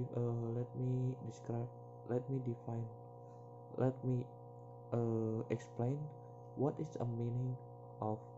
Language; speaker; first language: English; non-native, learner; Indonesian